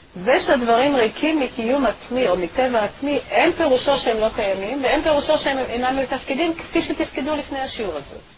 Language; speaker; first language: Hebrew; native; Hebrew